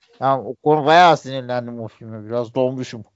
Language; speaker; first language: Turkish; native; Turkish